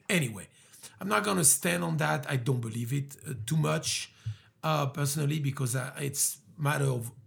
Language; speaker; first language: English; early bilingual, other home language; French